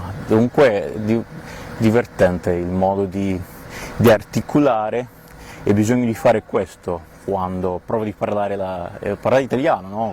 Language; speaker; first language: Italian; non-native, fluent; Portuguese